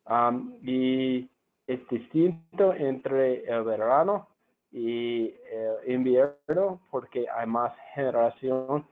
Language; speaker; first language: Spanish; non-native, fluent; English